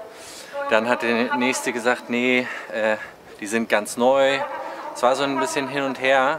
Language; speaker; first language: German; native; German